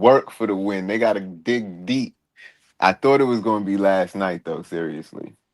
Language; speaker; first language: English; native; English